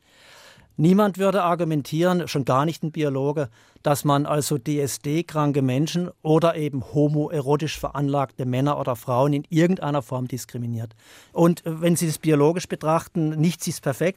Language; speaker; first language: German; native; German